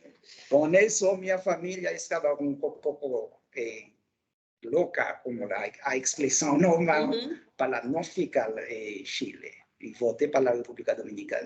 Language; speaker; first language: Portuguese; non-native, local second language; Haitian Creole